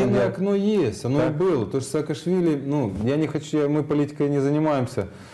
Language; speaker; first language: Russian; native; Russian